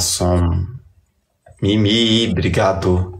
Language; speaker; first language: Portuguese; native; Portuguese